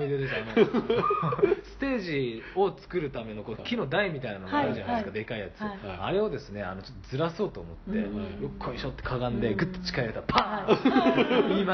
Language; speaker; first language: Japanese; native; Japanese